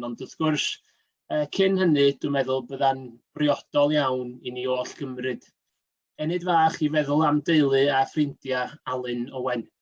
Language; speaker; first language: Welsh; native; Welsh